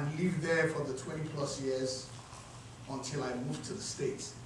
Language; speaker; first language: English; non-native, local second language; Yoruba